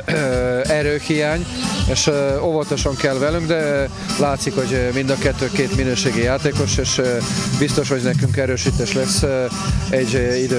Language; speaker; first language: Hungarian; non-native, fluent; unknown